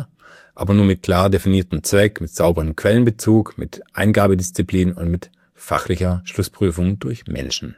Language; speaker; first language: German; native; German